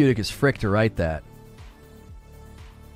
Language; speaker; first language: English; native; English